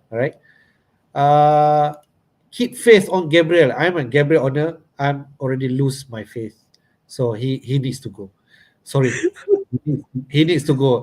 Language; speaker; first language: English; non-native, local second language; Malay